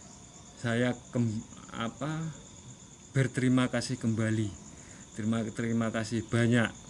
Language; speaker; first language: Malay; non-native, local second language; Javanese